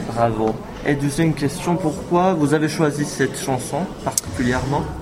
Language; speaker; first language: French; non-native, fluent; Serbian